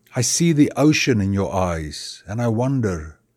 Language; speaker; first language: English; non-native, local second language; Afrikaans